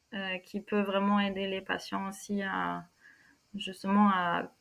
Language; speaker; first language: French; native; French